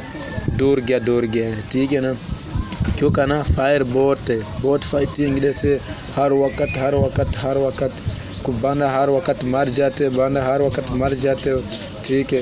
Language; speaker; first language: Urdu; non-native, learner; Swahili